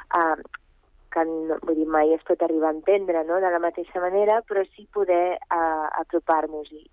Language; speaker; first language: Catalan; early bilingual, other home language; Bulgarian